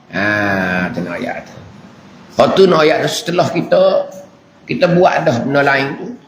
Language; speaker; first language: Malay; native; Malay